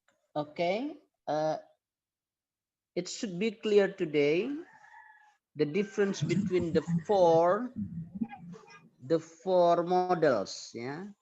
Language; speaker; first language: English; non-native, fluent; Indonesian